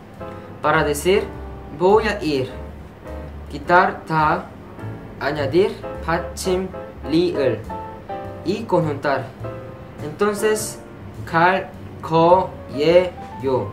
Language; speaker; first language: Spanish; non-native, fluent; Korean